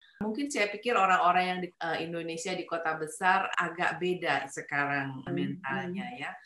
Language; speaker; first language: Indonesian; native; Indonesian